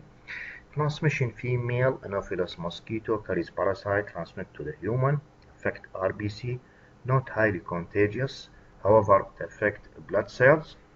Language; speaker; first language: English; non-native, fluent; Arabic